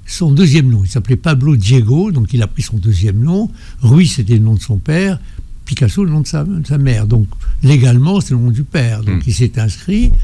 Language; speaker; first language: French; native; French